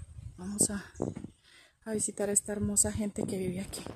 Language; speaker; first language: Spanish; native; Spanish